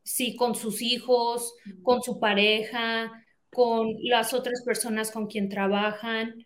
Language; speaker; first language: Spanish; early bilingual, heritage; Spanish